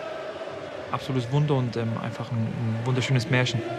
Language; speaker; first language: German; native; German